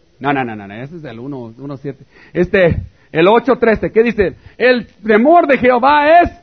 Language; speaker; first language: Spanish; native; Spanish